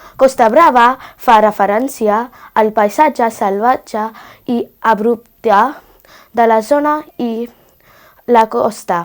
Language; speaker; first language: Catalan; non-native, learner; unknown